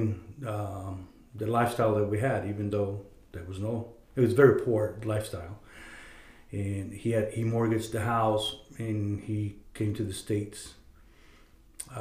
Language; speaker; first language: English; non-native, fluent; Spanish